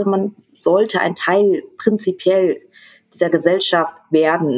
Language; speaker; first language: German; early bilingual, other home language; Tamil